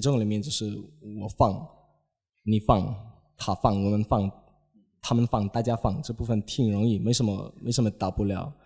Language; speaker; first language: Chinese; non-native, fluent; Polish